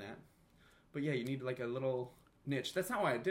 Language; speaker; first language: English; native; English